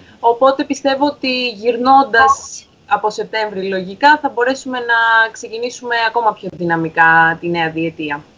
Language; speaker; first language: Greek; native; Greek